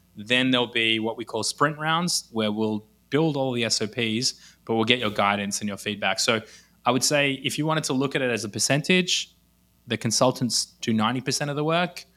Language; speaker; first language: English; native; English